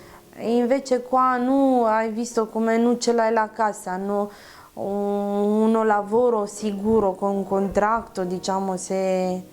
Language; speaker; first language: Italian; non-native, learner; Romanian